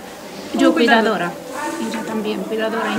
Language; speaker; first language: Spanish; non-native, learner; Romanian